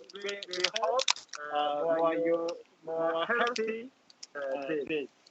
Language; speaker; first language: English; non-native, learner; Japanese